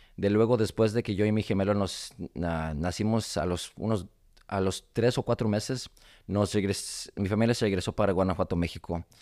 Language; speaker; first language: Spanish; early bilingual, heritage; Spanish